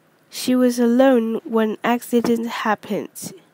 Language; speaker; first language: English; non-native, local second language; Cantonese